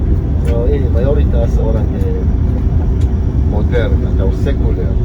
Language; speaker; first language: Indonesian; non-native, fluent; Hebrew